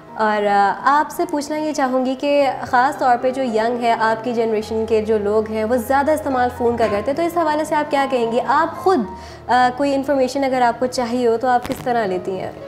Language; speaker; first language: Urdu; native; Urdu